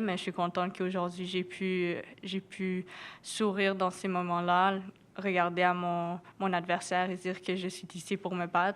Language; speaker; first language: French; non-native, local second language; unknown